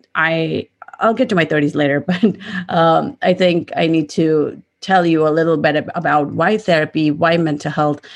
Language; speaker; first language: English; non-native, local second language; Gujarati